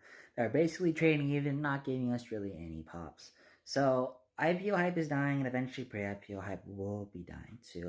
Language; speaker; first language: English; native; English